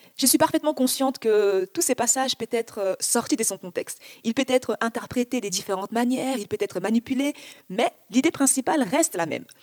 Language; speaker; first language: French; early bilingual, other home language; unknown